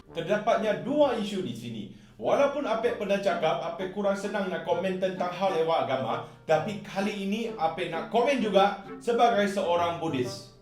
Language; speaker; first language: Malay; non-native, local second language; Chinese